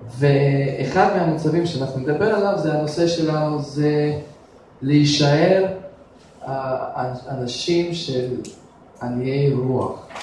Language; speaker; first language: Hebrew; non-native, fluent; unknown